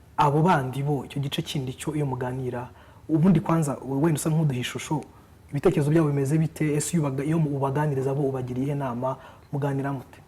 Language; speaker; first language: Kinyarwanda; native; Kinyarwanda